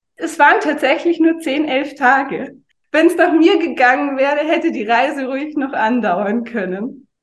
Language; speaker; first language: German; native; German